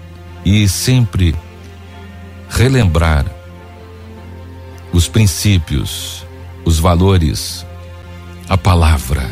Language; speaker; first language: Portuguese; native; Portuguese